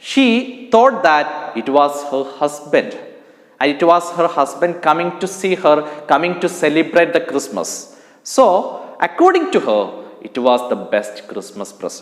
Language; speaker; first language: English; non-native, local second language; Malayalam